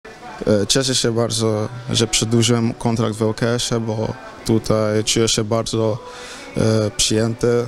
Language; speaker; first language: Polish; non-native, fluent; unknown